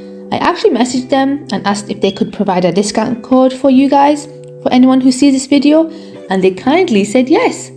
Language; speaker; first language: English; native; English